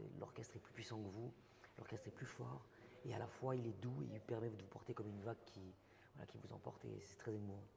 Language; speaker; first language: French; non-native, local second language; Basque